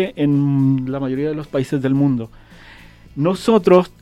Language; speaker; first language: Spanish; native; Spanish